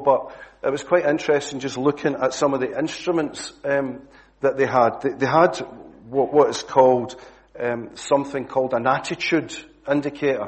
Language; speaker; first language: English; native; English